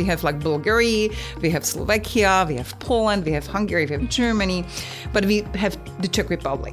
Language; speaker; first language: English; non-native, fluent; Czech